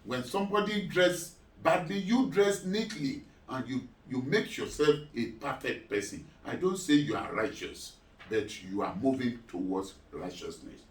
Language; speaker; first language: English; non-native, local second language; Yoruba